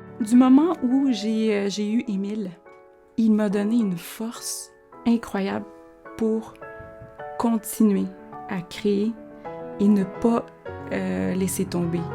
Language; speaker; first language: French; early bilingual, other home language; Spanish